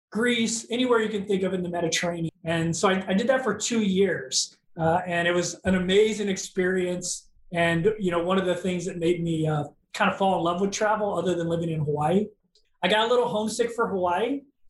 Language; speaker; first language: English; native; English